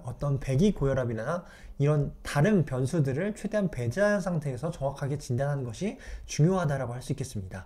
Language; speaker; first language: Korean; native; Korean